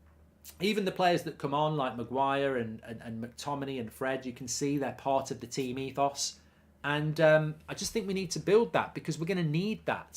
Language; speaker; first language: English; native; English